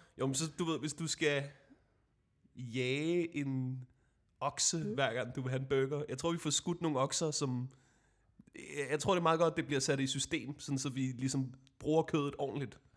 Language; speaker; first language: Danish; native; Danish